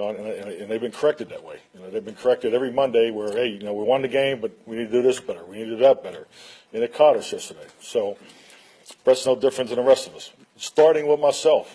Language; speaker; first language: English; native; English